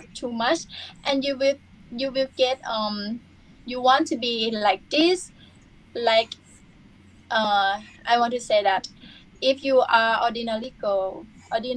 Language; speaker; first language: English; non-native, learner; Thai